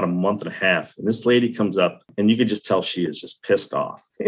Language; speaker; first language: English; native; English